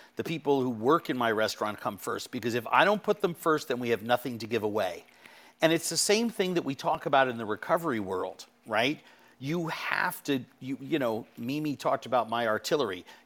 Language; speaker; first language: English; native; English